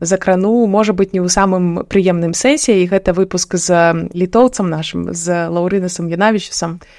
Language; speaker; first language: Belarusian; non-native, local second language; Russian